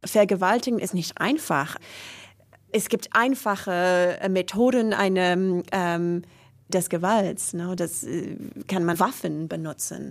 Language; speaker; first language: German; non-native, learner; English